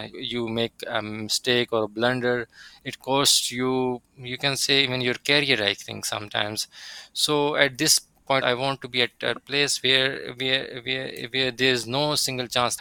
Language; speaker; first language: English; non-native, local second language; Urdu